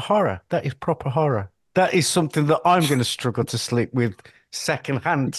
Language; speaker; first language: English; native; English